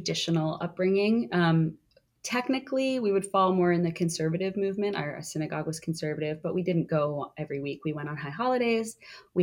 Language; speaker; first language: English; native; English